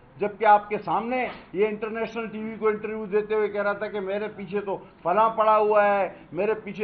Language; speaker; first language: Urdu; non-native, local second language; Sindhi